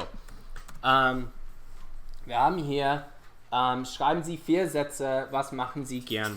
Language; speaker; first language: German; non-native, fluent; English